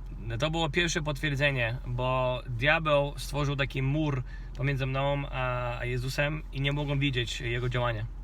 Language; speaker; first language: Polish; non-native, fluent; Kinyarwanda